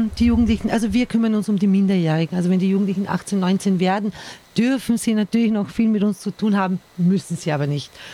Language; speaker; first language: German; early bilingual, other home language; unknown